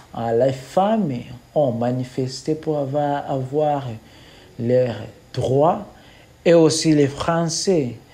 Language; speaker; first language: French; non-native, learner; Kinyarwanda